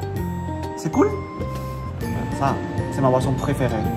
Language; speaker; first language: French; non-native, learner; Vietnamese